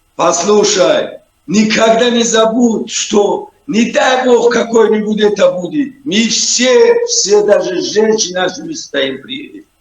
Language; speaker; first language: Russian; non-native, local second language; Tajik